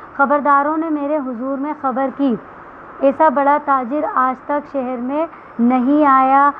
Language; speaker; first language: Urdu; native; Urdu